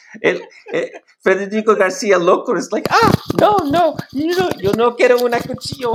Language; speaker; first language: Spanish; non-native, learner; English